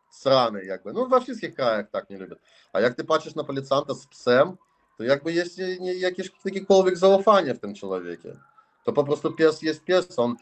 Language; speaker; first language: Polish; non-native, learner; Russian